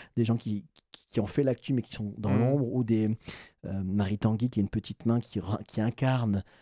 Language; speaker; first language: French; native; French